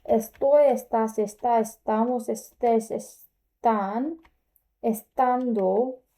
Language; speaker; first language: Spanish; non-native, learner; English